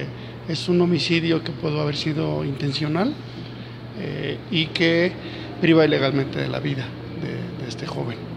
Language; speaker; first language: Spanish; native; Spanish